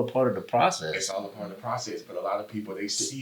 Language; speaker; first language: English; native; English